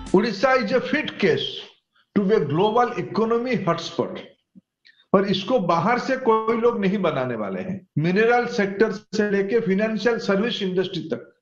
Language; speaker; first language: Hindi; non-native, local second language; Odia